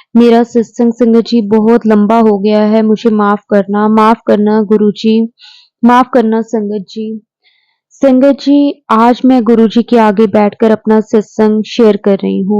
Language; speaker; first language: Hindi; native; Hindi